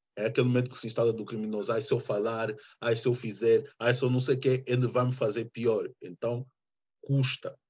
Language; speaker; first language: Portuguese; early bilingual, heritage; Portuguese